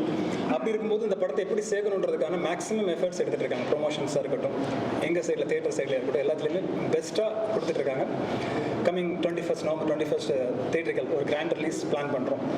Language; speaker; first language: Tamil; native; Tamil